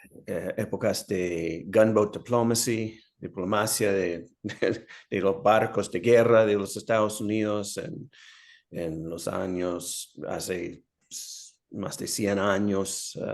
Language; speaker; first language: Spanish; non-native, fluent; English